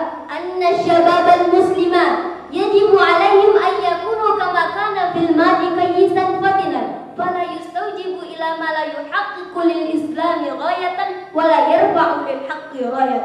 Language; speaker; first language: Arabic; non-native, learner; Indonesian